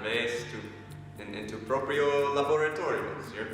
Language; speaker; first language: Spanish; non-native, fluent; English